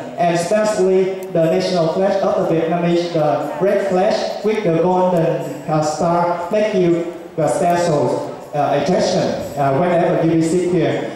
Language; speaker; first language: English; non-native, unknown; Vietnamese